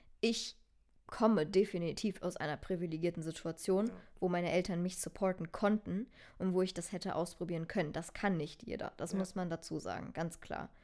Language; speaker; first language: German; native; German